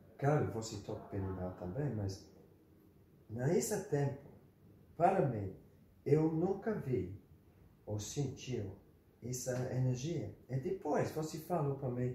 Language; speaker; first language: Portuguese; non-native, learner; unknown